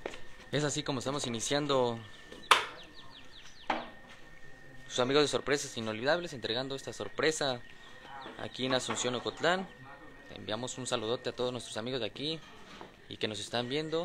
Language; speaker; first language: Spanish; native; Spanish